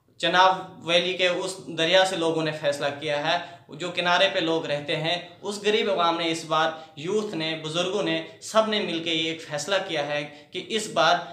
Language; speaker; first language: Hindi; non-native, local second language; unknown